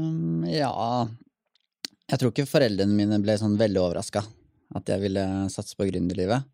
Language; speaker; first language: Norwegian; native; Norwegian